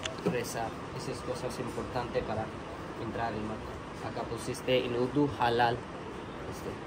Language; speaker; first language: Spanish; non-native, learner; Urdu